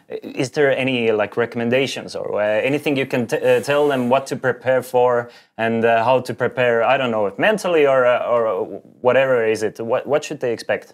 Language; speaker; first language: English; non-native, fluent; Estonian